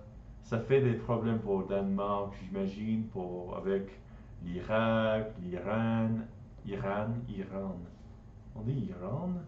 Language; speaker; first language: French; non-native, learner; English